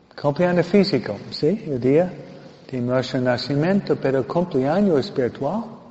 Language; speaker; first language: Spanish; non-native, fluent; English